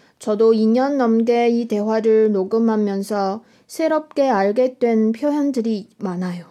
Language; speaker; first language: Korean; non-native, fluent; Chinese